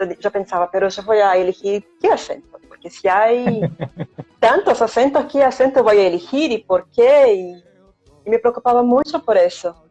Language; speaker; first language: Spanish; non-native, fluent; Portuguese